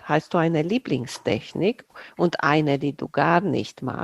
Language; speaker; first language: German; non-native, fluent; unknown